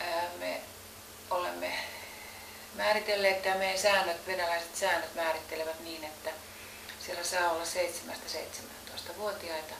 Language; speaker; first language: Finnish; native; Finnish